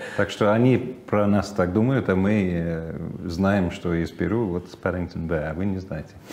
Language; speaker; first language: Russian; non-native, fluent; English